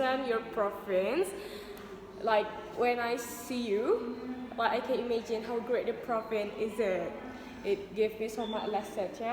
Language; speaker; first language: English; non-native, fluent; Indonesian